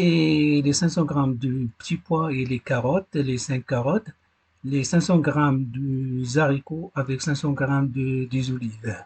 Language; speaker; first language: French; non-native, learner; Arabic